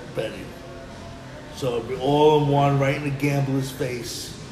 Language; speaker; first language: English; native; English